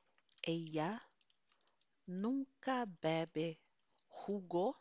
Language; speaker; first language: Spanish; non-native, fluent; Norwegian